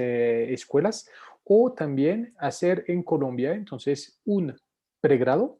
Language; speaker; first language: Spanish; non-native, fluent; French